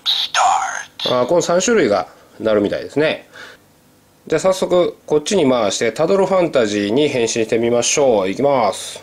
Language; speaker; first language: Japanese; native; Japanese